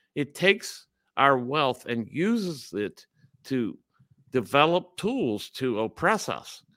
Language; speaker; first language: English; native; English